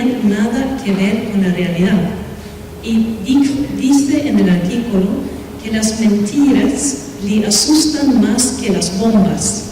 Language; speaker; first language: Spanish; non-native, fluent; Swedish